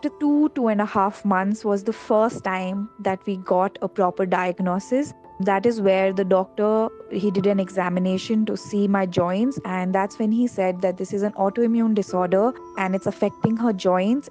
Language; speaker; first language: English; non-native, local second language; Hindi